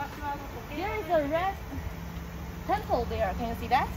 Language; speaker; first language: English; non-native, fluent; Chinese